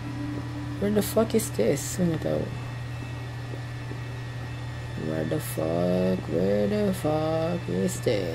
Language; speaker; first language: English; non-native, learner; Indonesian